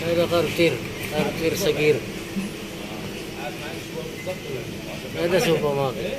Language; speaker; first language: Arabic; non-native, learner; Filipino